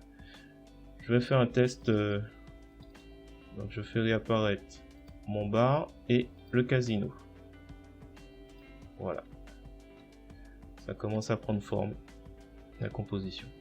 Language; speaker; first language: French; native; French